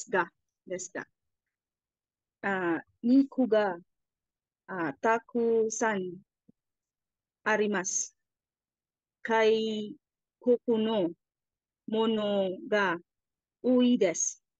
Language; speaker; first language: Japanese; non-native, learner; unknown